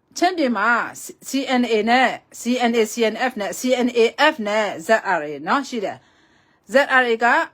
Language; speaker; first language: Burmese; non-native, local second language; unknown